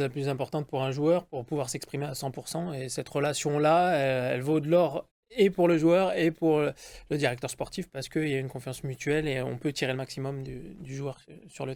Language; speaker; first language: French; native; French